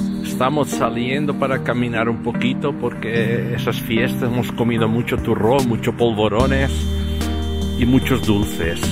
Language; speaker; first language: Spanish; non-native, fluent; Portuguese